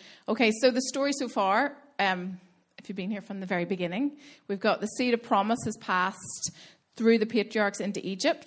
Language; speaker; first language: English; native; English